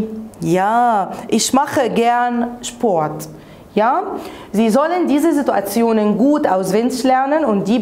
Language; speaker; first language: German; non-native, fluent; Arabic